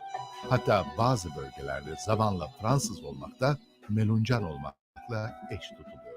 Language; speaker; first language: Turkish; native; Turkish